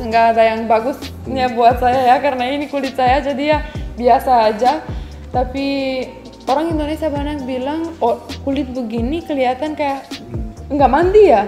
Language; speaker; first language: Indonesian; non-native, fluent; Romanian